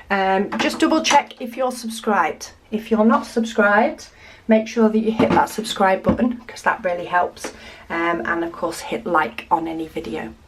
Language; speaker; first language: English; native; English